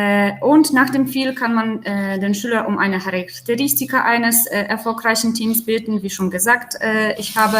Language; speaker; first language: German; non-native, fluent; Polish